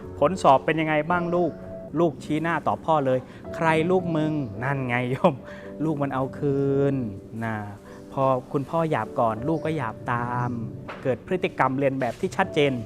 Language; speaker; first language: Thai; native; Thai